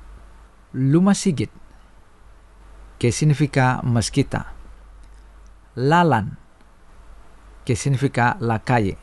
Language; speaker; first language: Spanish; non-native, fluent; Indonesian